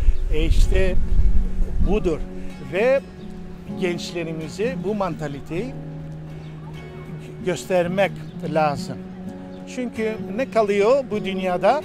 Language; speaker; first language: Turkish; non-native, local second language; Greek